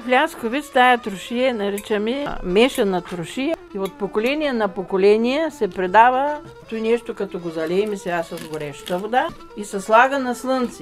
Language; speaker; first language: Bulgarian; native; Bulgarian